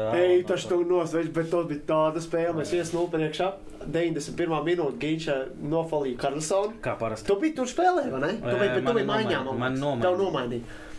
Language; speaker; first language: Latvian; non-native, local second language; Russian